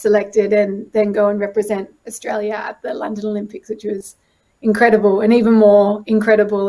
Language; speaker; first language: English; native; English